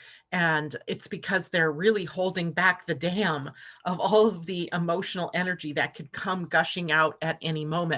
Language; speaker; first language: English; native; English